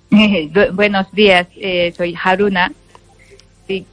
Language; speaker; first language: Spanish; non-native, fluent; Japanese